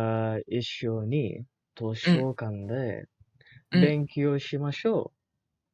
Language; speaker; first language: Japanese; non-native, learner; Malay